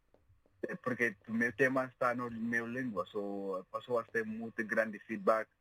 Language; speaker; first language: Portuguese; non-native, learner; Mandingo